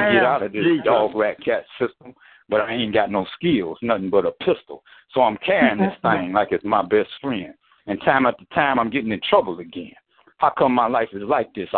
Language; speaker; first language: English; native; English